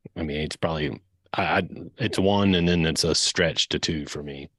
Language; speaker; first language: English; native; English